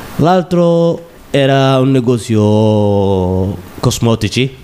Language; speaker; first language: Italian; non-native, learner; Somali